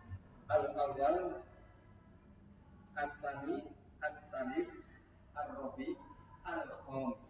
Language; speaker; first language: Arabic; non-native, learner; Indonesian